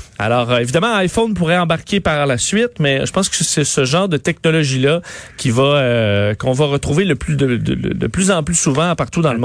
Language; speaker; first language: French; native; French